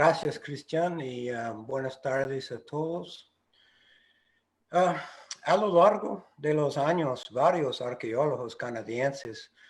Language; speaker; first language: Spanish; non-native, fluent; English